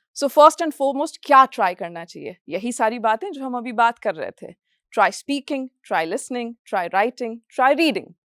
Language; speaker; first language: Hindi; non-native, fluent; English